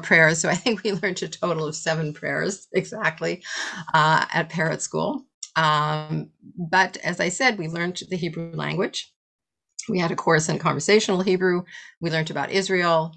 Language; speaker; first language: English; native; English